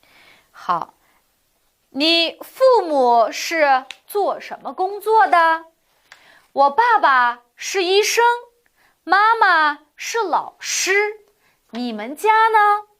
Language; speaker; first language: Chinese; non-native, fluent; Uyghur